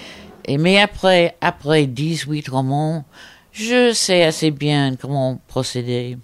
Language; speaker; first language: French; non-native, fluent; English